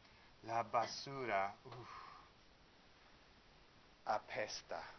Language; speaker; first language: Spanish; non-native, learner; English